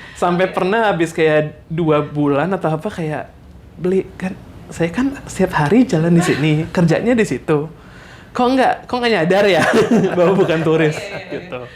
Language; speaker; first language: Indonesian; native; Indonesian